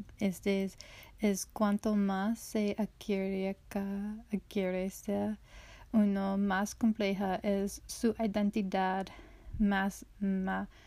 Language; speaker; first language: Spanish; non-native, learner; English